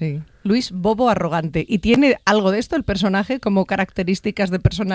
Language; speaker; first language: Spanish; native; Spanish